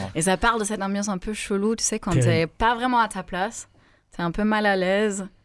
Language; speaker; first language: French; non-native, fluent; German